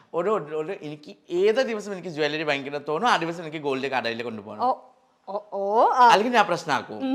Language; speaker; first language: Malayalam; non-native, fluent; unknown